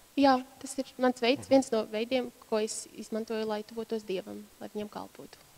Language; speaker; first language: Latvian; native; Latvian